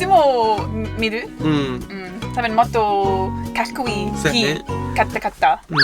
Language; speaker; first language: Japanese; non-native, learner; English